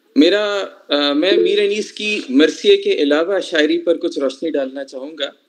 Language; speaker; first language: Urdu; native; Urdu